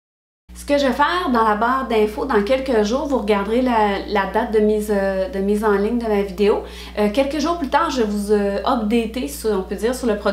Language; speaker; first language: French; native; French